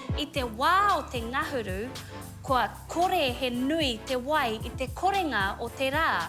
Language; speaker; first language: Māori; native; Māori